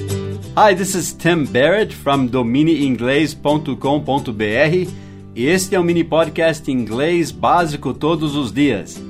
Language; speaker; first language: Portuguese; early bilingual, other home language; English